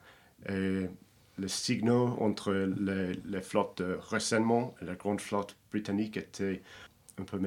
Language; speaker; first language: French; non-native, fluent; English